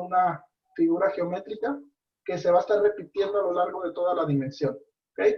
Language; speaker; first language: Spanish; native; Spanish